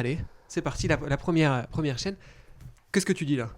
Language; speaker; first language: French; native; French